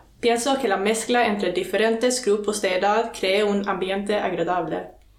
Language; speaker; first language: Spanish; non-native, fluent; Swedish